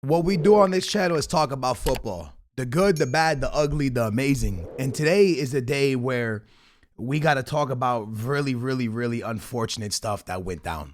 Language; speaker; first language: English; native; English